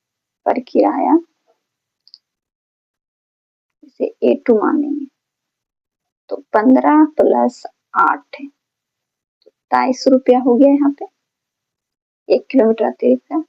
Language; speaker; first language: Hindi; native; Hindi